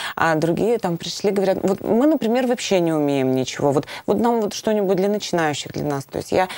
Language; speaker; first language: Russian; native; Russian